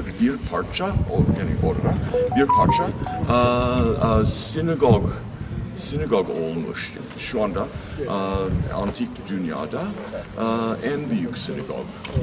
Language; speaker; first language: Turkish; non-native, learner; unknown